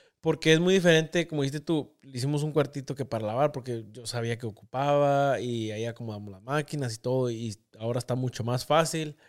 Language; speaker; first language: Spanish; native; Spanish